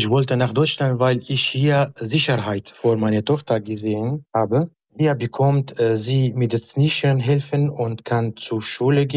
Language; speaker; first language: German; non-native, learner; Arabic